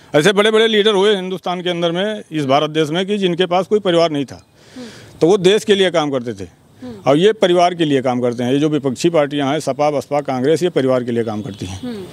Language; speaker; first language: Hindi; native; Hindi